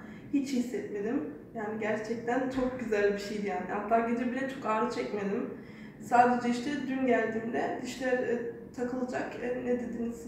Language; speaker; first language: Turkish; early bilingual, heritage; Turkish